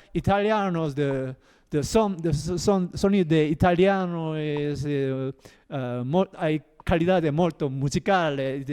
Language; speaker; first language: Spanish; non-native, learner; Korean